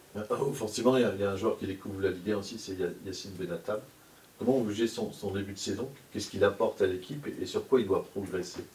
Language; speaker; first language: French; native; French